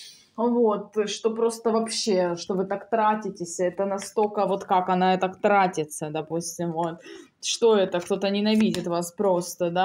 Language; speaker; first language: Russian; native; Russian